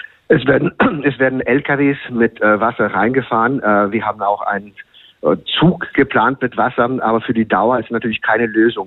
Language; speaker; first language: German; non-native, fluent; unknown